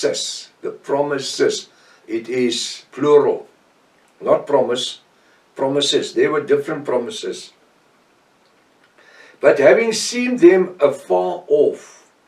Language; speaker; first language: English; non-native, local second language; Afrikaans